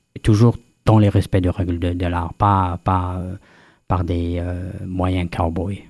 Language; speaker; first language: French; non-native, local second language; Kabyle